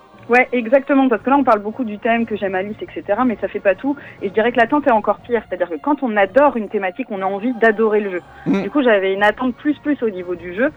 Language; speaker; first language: French; native; French